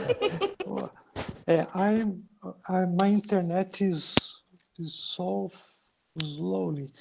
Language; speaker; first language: English; non-native, learner; Portuguese